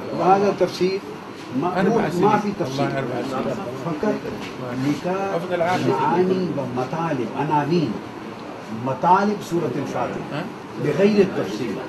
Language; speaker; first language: Arabic; non-native, learner; Urdu